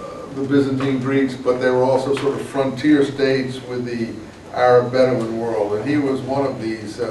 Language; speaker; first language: English; native; English